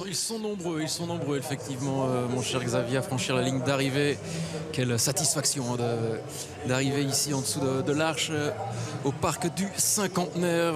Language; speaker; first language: French; native; French